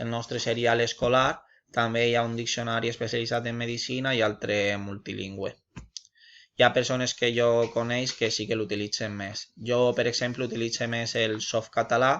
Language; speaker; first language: Catalan; non-native, local second language; Spanish